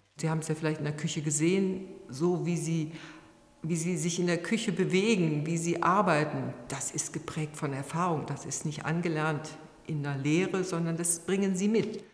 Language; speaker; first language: German; native; German